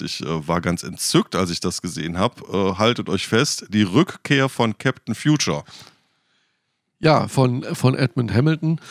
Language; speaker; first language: German; native; German